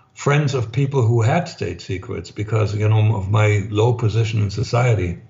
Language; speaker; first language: English; non-native, fluent; German